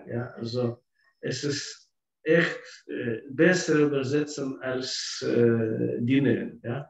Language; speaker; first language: German; non-native, fluent; Russian